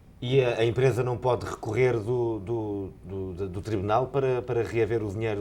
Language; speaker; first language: Portuguese; native; Portuguese